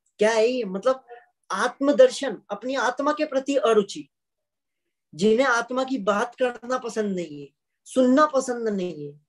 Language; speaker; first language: Hindi; native; Hindi